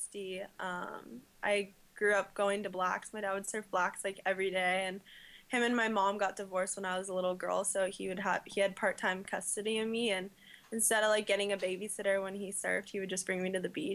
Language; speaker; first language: English; native; English